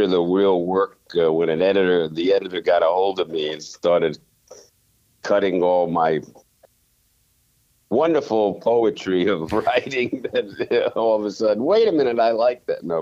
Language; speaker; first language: English; native; English